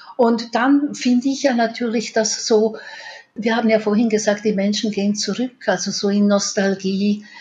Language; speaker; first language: German; native; German